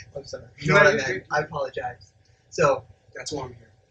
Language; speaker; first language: English; native; English